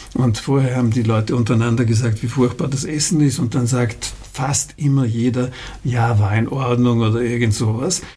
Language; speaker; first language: German; native; German